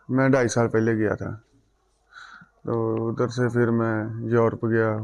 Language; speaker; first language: Hindi; non-native, local second language; Punjabi